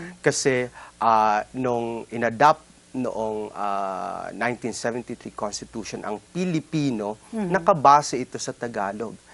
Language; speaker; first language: Filipino; non-native, local second language; Waray